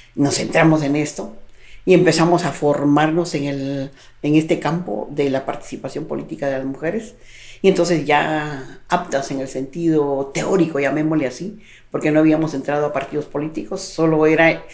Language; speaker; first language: Spanish; native; Spanish